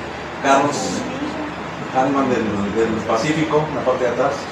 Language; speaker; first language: Spanish; native; Spanish